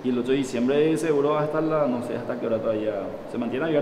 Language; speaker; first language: Spanish; native; Spanish